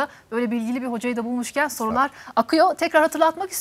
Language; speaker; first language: Turkish; native; Turkish